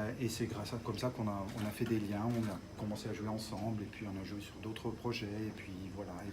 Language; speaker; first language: French; native; French